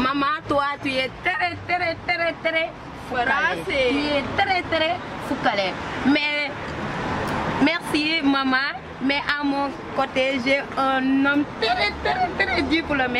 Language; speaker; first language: French; non-native, learner; Wolof